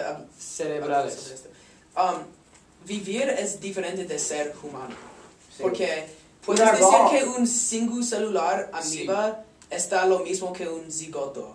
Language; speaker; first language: Spanish; non-native, learner; English